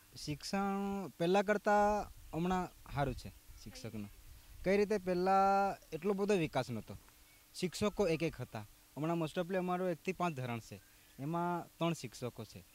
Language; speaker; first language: Gujarati; non-native, local second language; Vasavi